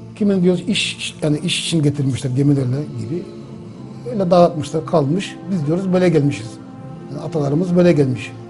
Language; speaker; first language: Turkish; native; Turkish